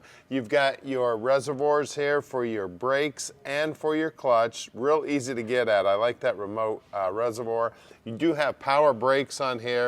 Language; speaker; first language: English; native; English